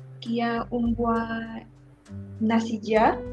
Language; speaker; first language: French; non-native, learner; Spanish